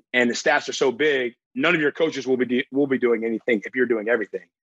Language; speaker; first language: English; native; English